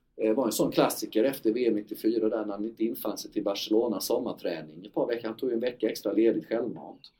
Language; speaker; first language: Swedish; native; Swedish